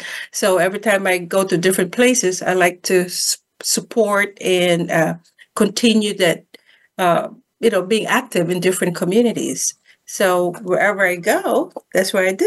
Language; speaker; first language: English; non-native, local second language; Filipino